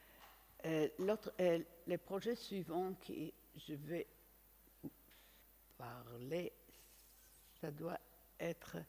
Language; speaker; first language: French; non-native, fluent; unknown